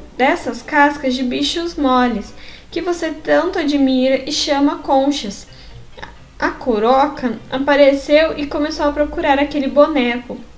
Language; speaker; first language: Portuguese; native; Portuguese